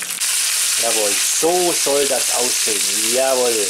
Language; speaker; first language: German; native; German